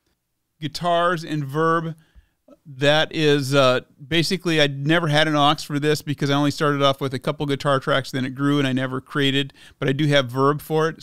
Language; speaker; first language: English; native; English